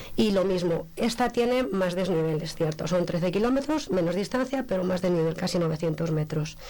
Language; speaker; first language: Spanish; native; Spanish